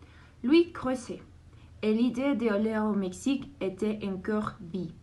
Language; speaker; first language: French; non-native, learner; Spanish